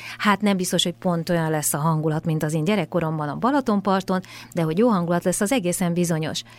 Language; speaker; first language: Hungarian; native; Hungarian